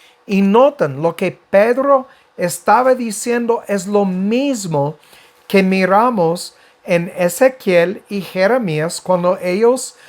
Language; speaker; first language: Spanish; non-native, fluent; English